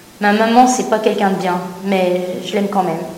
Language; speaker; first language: French; native; French